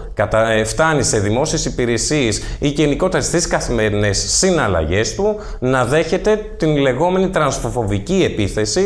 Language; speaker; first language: Greek; native; Greek